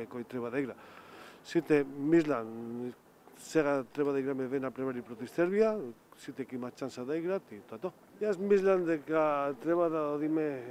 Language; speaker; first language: Macedonian; non-native, learner; Spanish